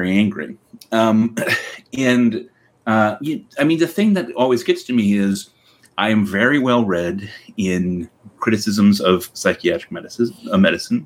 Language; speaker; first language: English; native; English